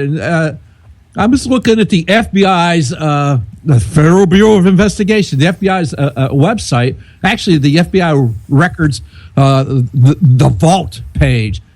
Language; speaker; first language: English; native; English